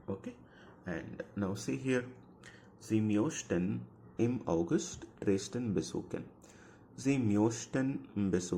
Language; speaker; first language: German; non-native, fluent; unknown